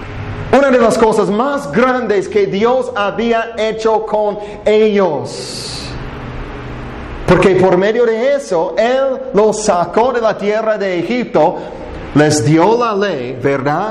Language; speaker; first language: Spanish; non-native, fluent; English